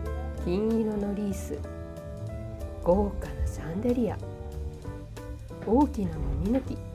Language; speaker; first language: Japanese; native; Japanese